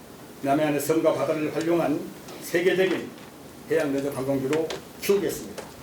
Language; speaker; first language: Korean; native; Korean